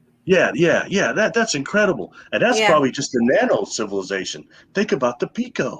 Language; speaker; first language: English; native; English